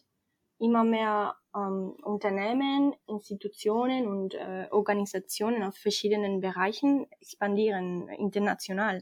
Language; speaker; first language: German; non-native, fluent; Spanish